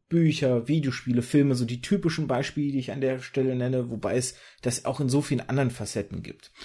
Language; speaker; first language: German; early bilingual, other home language; Russian